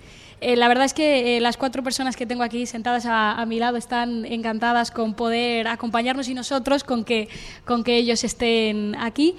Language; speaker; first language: Spanish; native; Spanish